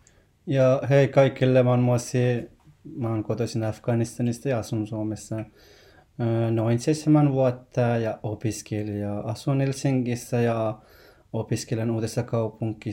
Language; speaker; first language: Finnish; non-native, learner; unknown